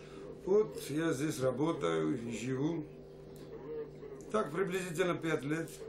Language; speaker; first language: Russian; non-native, local second language; Georgian